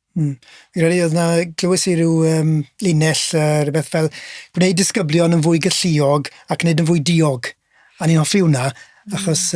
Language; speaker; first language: Welsh; native; Welsh